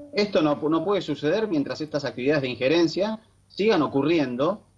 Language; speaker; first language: Spanish; native; Spanish